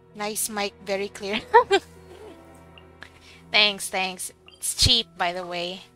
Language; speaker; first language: English; non-native, local second language; Filipino